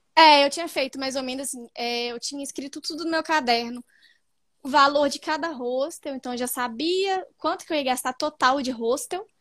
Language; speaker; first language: Portuguese; native; Portuguese